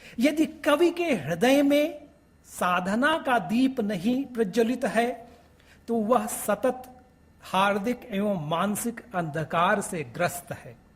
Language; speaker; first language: Hindi; native; Hindi